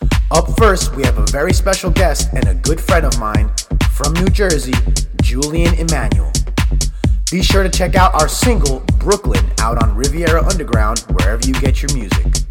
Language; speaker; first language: English; early bilingual, other home language; Spanish